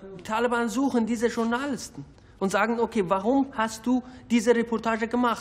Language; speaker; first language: German; non-native, learner; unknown